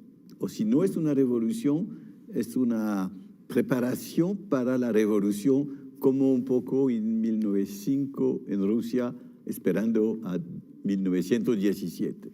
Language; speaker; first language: Spanish; non-native, fluent; French